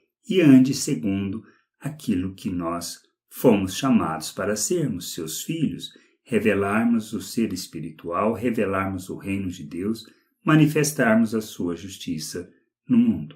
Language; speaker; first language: Portuguese; native; Portuguese